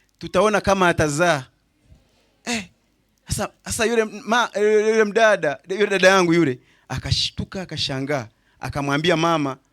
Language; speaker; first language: Swahili; native; Swahili